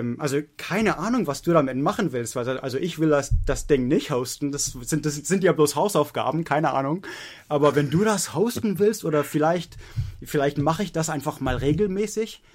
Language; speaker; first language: German; non-native, fluent; English